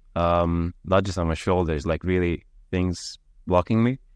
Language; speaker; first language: English; early bilingual, heritage; Lithuanian